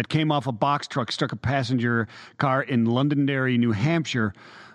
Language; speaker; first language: English; native; English